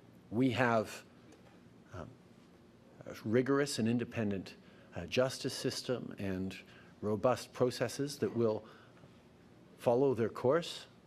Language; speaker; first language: English; native; English